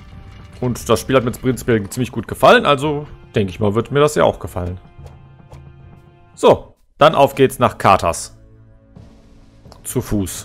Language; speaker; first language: German; native; German